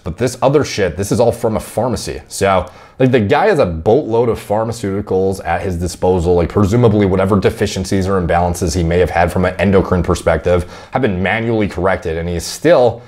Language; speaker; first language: English; native; English